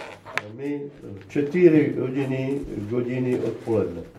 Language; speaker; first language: Russian; non-native, learner; Slovak